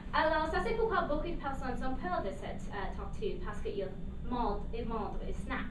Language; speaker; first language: French; non-native, learner; English